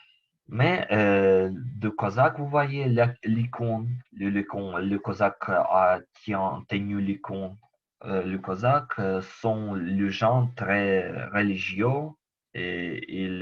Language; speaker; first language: French; non-native, learner; Ukrainian